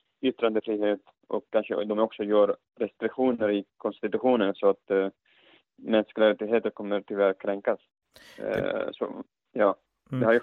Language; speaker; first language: Swedish; non-native, fluent; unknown